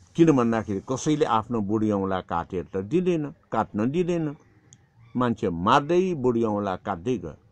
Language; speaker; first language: Nepali; non-native, local second language; Newari